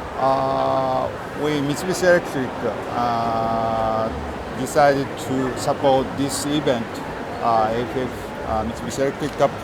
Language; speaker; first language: English; non-native, learner; Thai